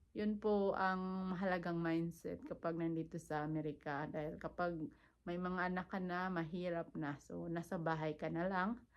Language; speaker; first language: Filipino; non-native, local second language; Cebuano